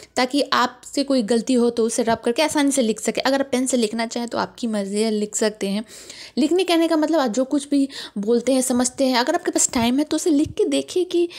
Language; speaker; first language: Hindi; native; Hindi